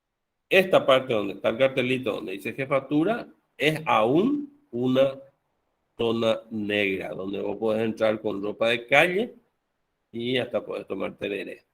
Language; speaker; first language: Spanish; native; Spanish